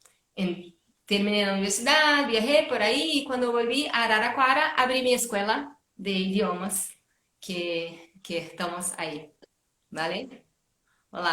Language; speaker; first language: Spanish; non-native, fluent; Portuguese